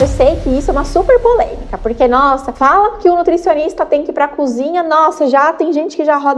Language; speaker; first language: Portuguese; native; Portuguese